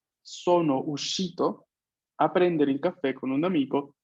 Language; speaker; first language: Italian; non-native, fluent; Spanish